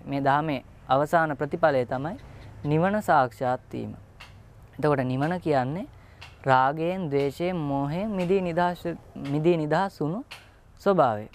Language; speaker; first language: Sinhala; native; Sinhala